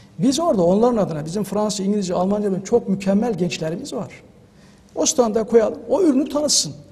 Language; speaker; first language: Turkish; native; Turkish